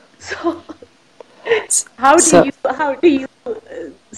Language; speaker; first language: English; non-native, local second language; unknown